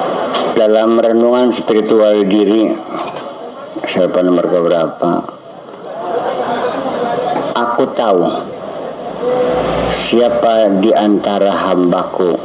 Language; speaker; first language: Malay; non-native, local second language; Javanese